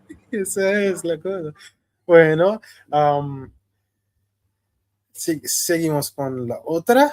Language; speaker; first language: Spanish; non-native, fluent; Hindi